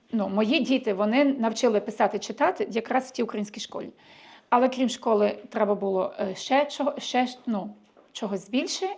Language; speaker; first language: Ukrainian; early bilingual, heritage; Ukrainian